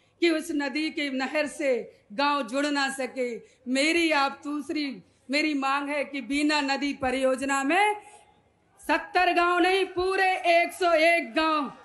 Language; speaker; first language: Hindi; native; Hindi